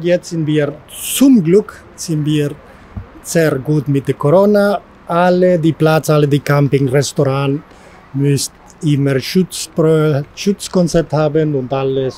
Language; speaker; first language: German; non-native, learner; Spanish